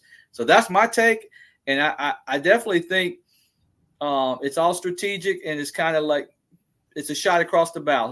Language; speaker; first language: English; native; English